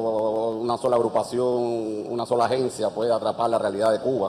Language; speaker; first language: Spanish; native; Spanish